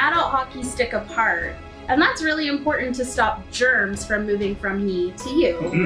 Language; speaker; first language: English; native; English